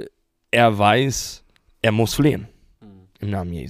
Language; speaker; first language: German; non-native, fluent; English